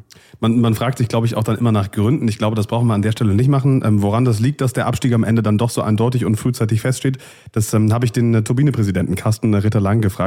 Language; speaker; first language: German; native; German